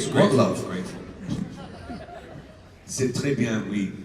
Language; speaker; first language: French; non-native, learner; English